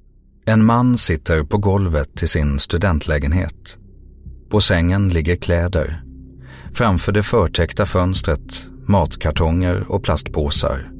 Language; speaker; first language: Swedish; native; Swedish